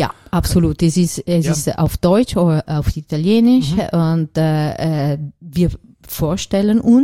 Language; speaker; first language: German; non-native, learner; Italian